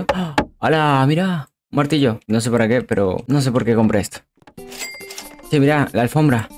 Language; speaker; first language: Spanish; native; Spanish